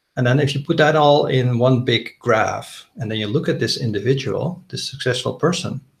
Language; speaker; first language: English; non-native, fluent; Dutch